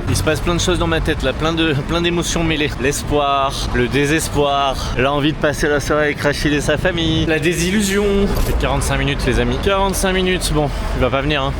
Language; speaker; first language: French; native; French